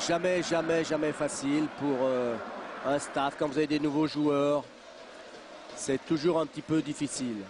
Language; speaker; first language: French; native; French